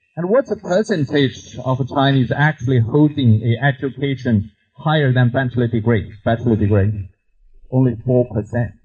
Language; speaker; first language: English; non-native, fluent; Chinese